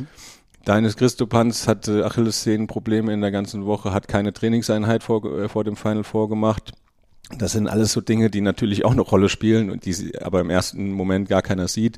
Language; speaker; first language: German; native; German